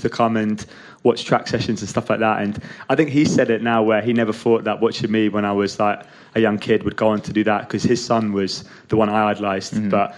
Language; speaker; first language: English; native; English